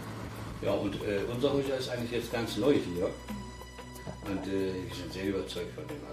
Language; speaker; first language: German; early bilingual, other home language; Turkish